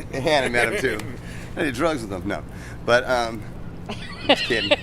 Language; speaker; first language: English; native; English